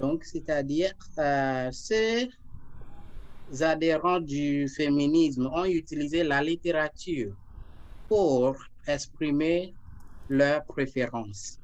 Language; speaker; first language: French; non-native, fluent; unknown